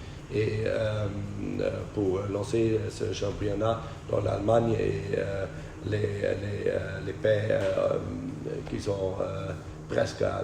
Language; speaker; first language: French; non-native, fluent; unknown